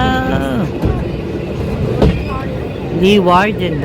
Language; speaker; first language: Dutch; non-native, learner; Filipino